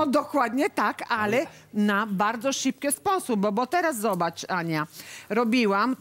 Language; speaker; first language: Polish; non-native, learner; Italian